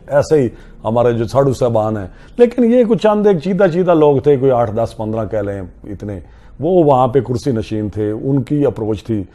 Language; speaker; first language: Urdu; non-native, local second language; Punjabi